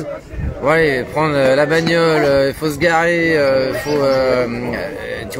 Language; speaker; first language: French; native; French